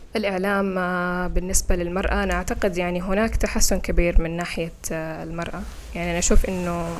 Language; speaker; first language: Arabic; non-native, local second language; Fula